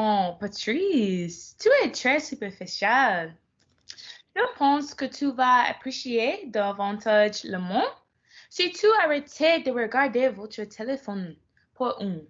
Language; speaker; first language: French; non-native, learner; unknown